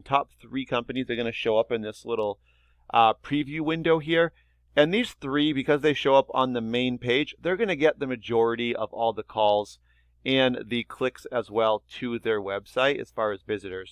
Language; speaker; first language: English; native; English